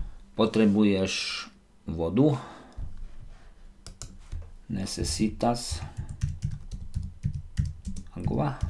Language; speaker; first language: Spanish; non-native, learner; Slovak